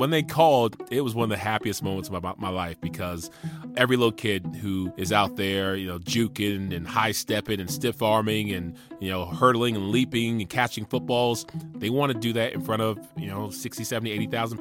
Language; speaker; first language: English; native; English